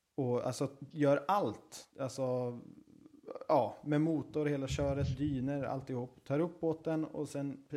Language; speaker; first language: Swedish; native; Swedish